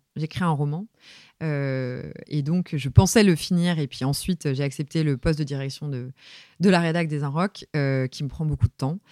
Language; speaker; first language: French; native; French